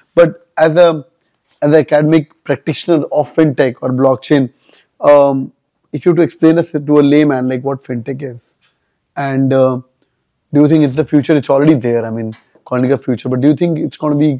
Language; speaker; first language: English; non-native, local second language; Punjabi